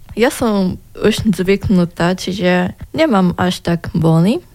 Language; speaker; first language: Slovak; non-native, learner; Japanese